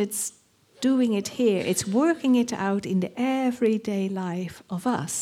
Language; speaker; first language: English; non-native, fluent; Dutch